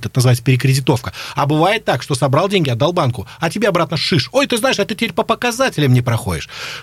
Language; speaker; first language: Russian; native; Russian